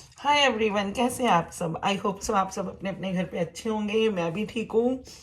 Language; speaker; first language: Hindi; native; Hindi